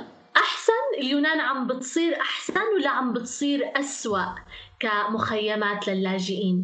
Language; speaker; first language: Arabic; native; Arabic